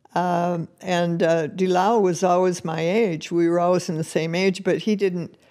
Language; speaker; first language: English; native; English